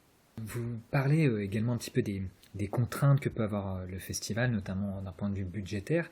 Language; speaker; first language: French; native; French